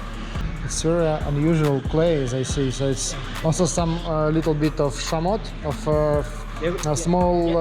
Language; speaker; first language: English; non-native, learner; Russian